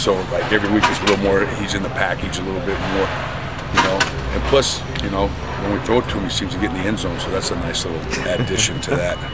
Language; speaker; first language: English; native; English